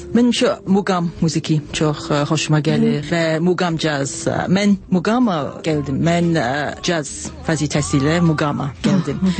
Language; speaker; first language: Azerbaijani; non-native, learner; English